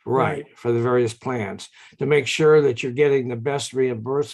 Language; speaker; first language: English; native; English